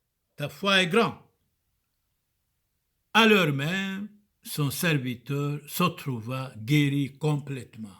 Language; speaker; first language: French; non-native, fluent; Turoyo